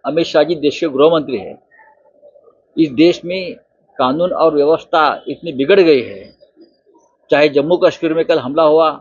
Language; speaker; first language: Hindi; non-native, local second language; Marathi